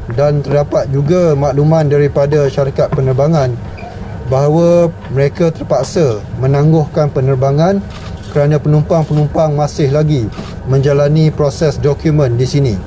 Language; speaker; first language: Malay; native; Malay